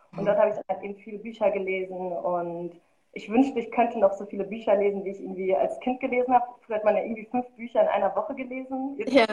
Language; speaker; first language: German; early bilingual, other home language; Arabic